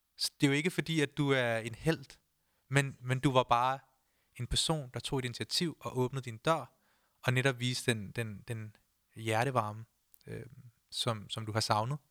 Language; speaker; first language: Danish; early bilingual, other home language; Punjabi